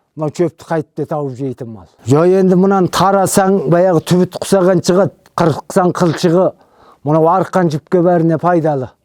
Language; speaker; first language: Kazakh; native; Kazakh